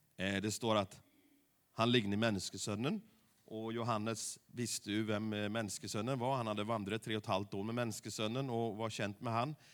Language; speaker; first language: Swedish; native; Swedish